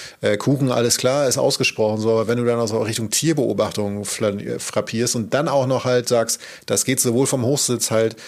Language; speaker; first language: German; native; German